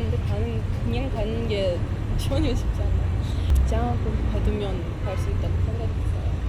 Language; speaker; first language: Korean; non-native, learner; Persian